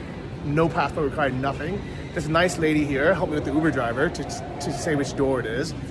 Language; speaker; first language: English; native; English